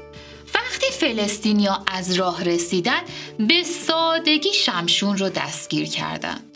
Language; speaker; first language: Persian; native; Persian